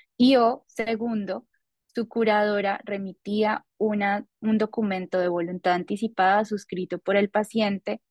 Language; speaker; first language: Spanish; native; Spanish